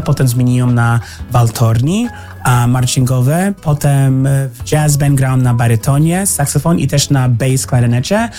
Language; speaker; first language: Polish; early bilingual, heritage; English